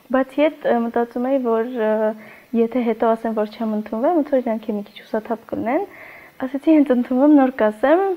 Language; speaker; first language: Armenian; non-native, local second language; Kurdish